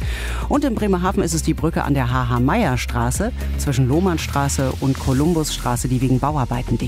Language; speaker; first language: German; native; German